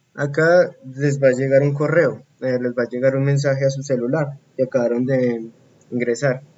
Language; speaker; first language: Spanish; native; Spanish